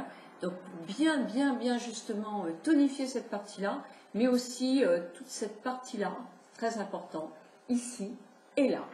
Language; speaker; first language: French; native; French